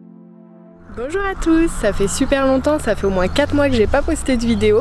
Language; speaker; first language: French; native; French